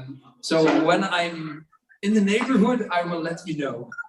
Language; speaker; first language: English; non-native, fluent; Dutch